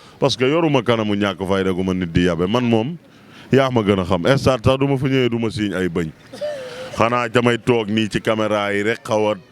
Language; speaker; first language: Wolof; native; Wolof